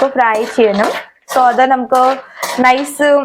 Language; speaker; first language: Malayalam; non-native, learner; Kannada